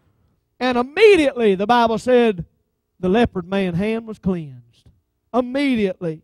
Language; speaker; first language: English; native; English